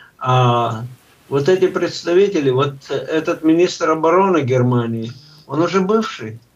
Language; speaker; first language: Russian; native; Russian